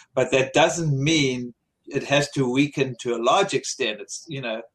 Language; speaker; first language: English; native; English